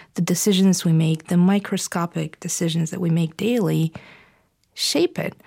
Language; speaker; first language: English; non-native, fluent; Bulgarian